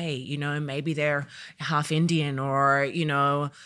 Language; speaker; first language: English; early bilingual, other home language; Yoruba